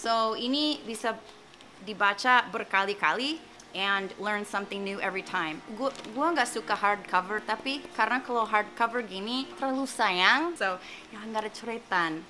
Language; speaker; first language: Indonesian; non-native, fluent; English